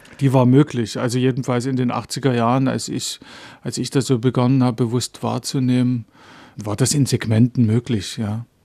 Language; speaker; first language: German; native; German